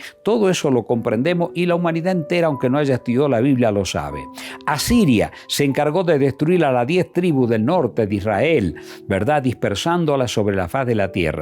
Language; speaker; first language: Spanish; native; Spanish